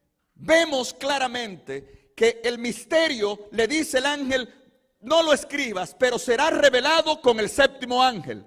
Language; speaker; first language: Spanish; native; Spanish